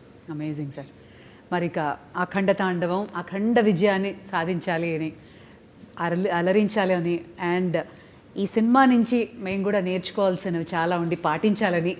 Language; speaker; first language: Telugu; native; Telugu